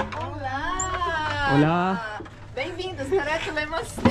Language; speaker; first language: Spanish; non-native, learner; Portuguese